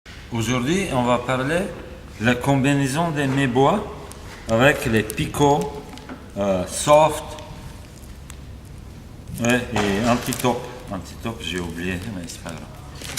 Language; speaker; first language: French; non-native, fluent; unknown